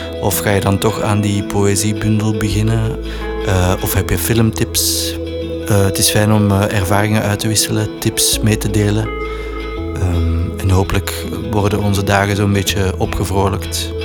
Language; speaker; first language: Dutch; native; Dutch